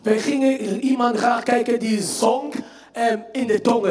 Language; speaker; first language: Dutch; non-native, fluent; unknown